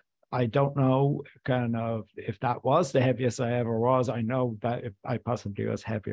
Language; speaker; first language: English; native; English